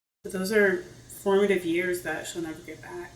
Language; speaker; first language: English; native; English